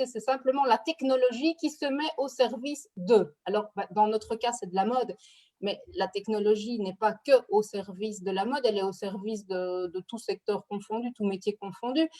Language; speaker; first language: French; native; French